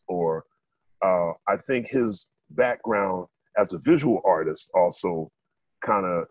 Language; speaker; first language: English; native; English